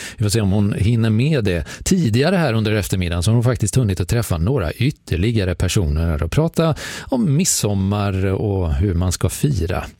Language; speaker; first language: Swedish; native; Swedish